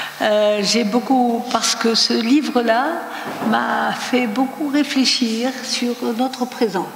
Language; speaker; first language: French; non-native, local second language; Arabic